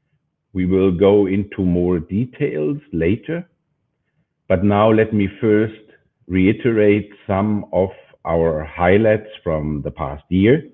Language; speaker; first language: English; non-native, fluent; German